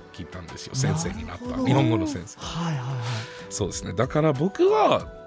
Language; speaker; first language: Japanese; non-native, fluent; English